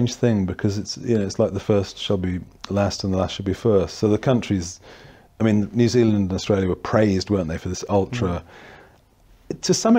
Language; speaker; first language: English; native; English